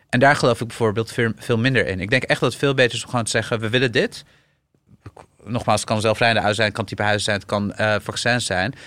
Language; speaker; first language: Dutch; early bilingual, other home language; Arabic